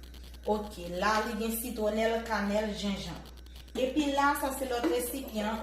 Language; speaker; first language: French; non-native, learner; Haitian Creole